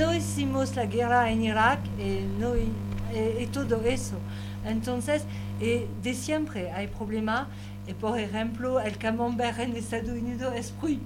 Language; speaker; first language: Spanish; non-native, learner; French